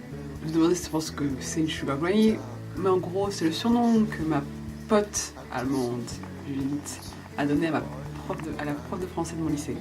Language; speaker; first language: French; native; French